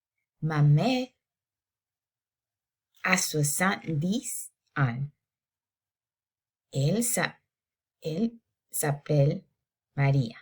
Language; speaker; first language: French; non-native, learner; English